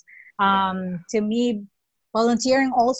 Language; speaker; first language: English; early bilingual, other home language; Spanish